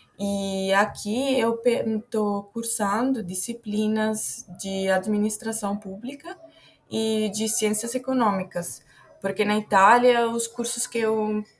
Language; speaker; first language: Portuguese; non-native, fluent; Italian